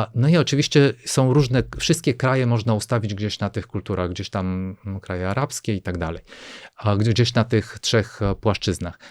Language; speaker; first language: Polish; non-native, fluent; Bulgarian